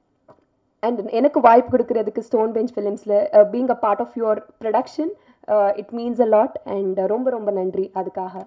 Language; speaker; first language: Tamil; non-native, local second language; Telugu